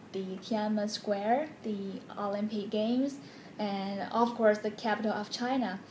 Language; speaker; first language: English; non-native, fluent; Chinese